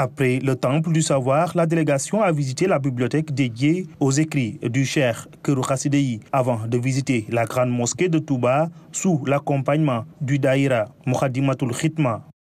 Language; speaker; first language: French; non-native, local second language; Wolof